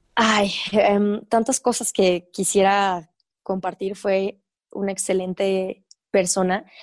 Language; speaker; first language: Spanish; native; Spanish